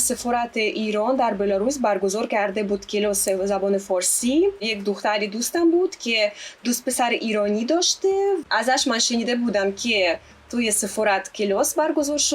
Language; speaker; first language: Persian; non-native, fluent; Russian